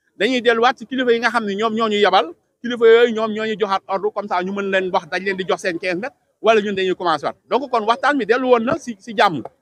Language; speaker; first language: Wolof; native; Wolof